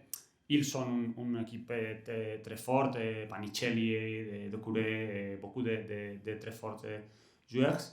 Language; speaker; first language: French; non-native, learner; Catalan